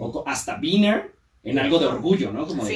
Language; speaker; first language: Spanish; native; Spanish